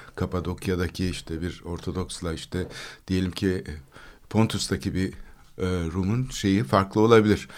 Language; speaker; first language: Turkish; native; Turkish